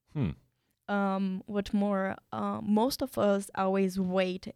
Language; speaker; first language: English; non-native, fluent; Portuguese